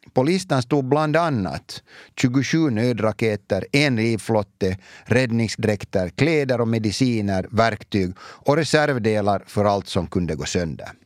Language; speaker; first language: Swedish; native; Swedish